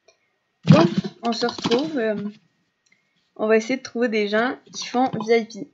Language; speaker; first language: French; native; French